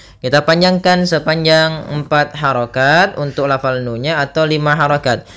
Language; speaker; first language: Indonesian; native; Indonesian